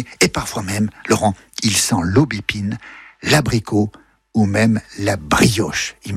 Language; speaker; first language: French; native; French